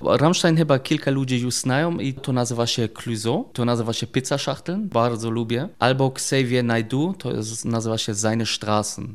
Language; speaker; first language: Polish; non-native, learner; German